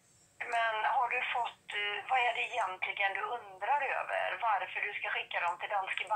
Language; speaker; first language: Swedish; native; Swedish